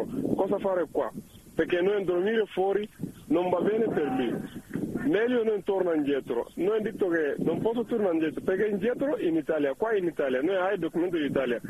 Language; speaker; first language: Italian; non-native, learner; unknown